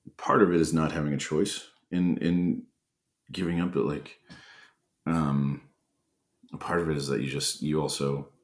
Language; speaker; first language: English; native; English